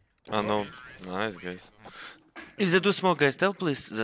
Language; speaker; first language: English; non-native, fluent; Russian